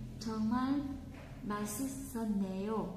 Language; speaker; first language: Korean; non-native, fluent; Vietnamese